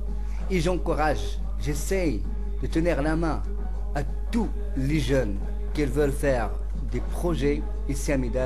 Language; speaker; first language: French; non-native, local second language; Central Atlas Tamazight